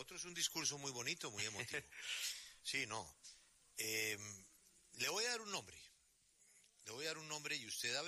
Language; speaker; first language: Spanish; native; Spanish